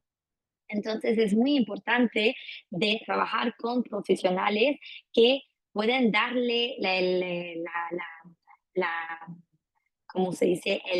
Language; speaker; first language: Spanish; non-native, fluent; French